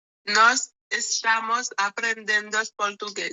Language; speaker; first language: Portuguese; non-native, learner; Haitian Creole